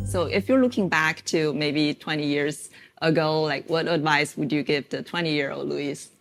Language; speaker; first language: English; non-native, fluent; Spanish